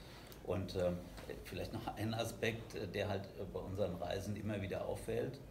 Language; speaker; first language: German; native; German